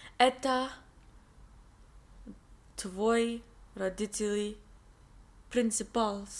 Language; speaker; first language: Russian; non-native, learner; English